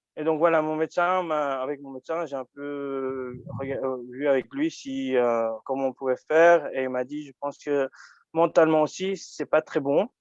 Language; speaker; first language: French; early bilingual, other home language; Japanese